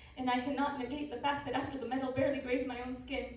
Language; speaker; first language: English; early bilingual, other home language; Spanish